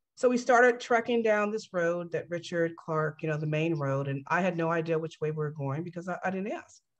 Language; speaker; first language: English; native; English